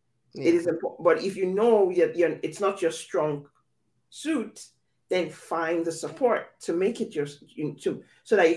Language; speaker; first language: English; non-native, local second language; Yoruba